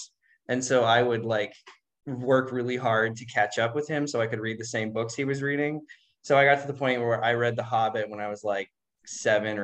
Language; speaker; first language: English; native; English